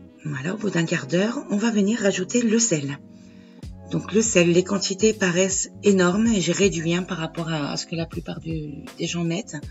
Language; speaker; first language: French; native; French